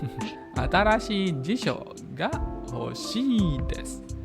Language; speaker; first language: Japanese; non-native, fluent; Indonesian